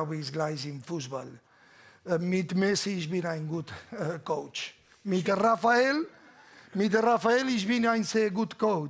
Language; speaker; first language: German; non-native, learner; Catalan